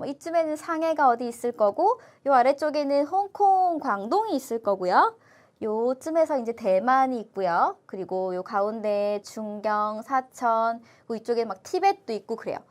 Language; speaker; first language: Korean; native; Korean